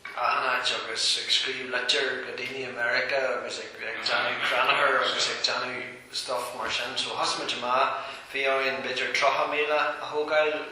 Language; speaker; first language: Irish; non-native, local second language; English